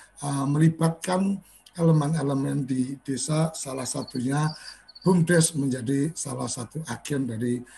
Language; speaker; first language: Malay; native; Malay